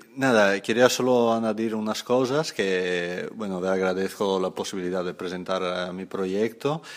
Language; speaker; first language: Spanish; non-native, fluent; Italian